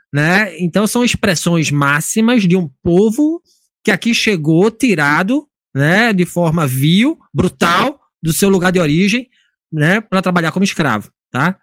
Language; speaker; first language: Portuguese; native; Portuguese